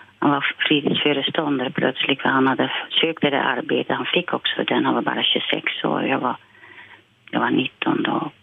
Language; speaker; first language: Swedish; non-native, fluent; Dutch